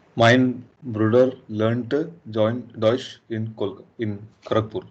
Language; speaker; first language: German; non-native, learner; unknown